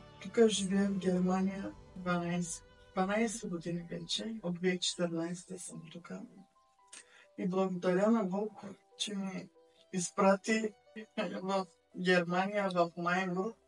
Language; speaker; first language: Bulgarian; non-native, local second language; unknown